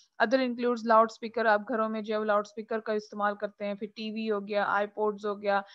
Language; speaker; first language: Urdu; non-native, local second language; Punjabi